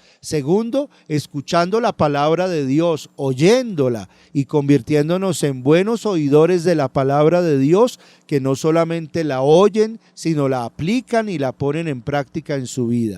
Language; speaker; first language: Spanish; native; Spanish